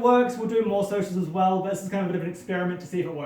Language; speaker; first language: English; native; English